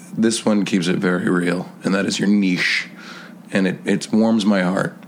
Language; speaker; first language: English; native; English